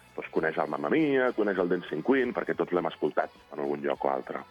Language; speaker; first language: Catalan; native; Catalan